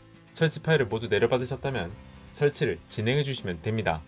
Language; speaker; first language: Korean; native; Korean